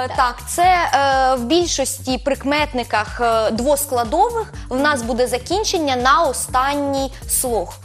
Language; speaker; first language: Ukrainian; native; Ukrainian